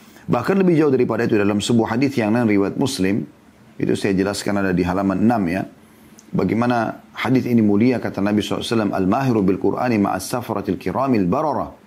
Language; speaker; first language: Indonesian; native; Indonesian